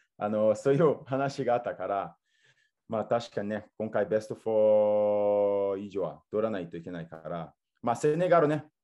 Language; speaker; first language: Japanese; non-native, fluent; Portuguese